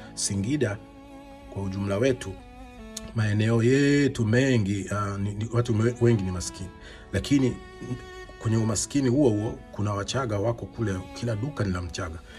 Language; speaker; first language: Swahili; native; Swahili